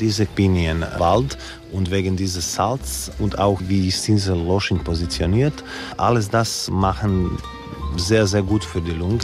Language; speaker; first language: German; non-native, learner; Croatian